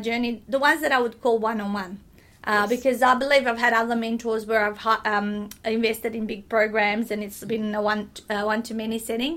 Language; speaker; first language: English; non-native, fluent; Macedonian